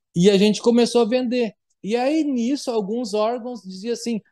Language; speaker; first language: Portuguese; native; Portuguese